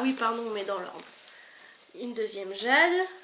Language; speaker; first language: French; native; French